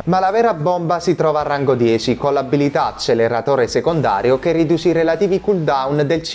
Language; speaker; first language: Italian; native; Italian